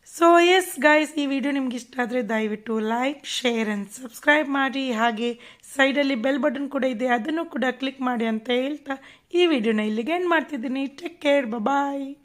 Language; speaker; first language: Kannada; non-native, local second language; Konkani